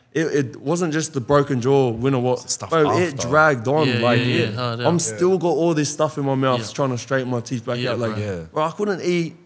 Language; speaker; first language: English; native; English